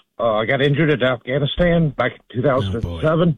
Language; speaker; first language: English; native; English